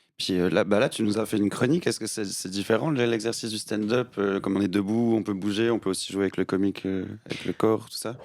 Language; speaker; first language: French; native; French